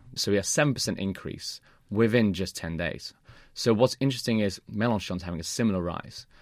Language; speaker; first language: English; native; English